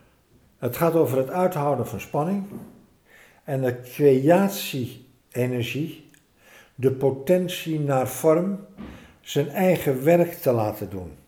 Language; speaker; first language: Dutch; native; Dutch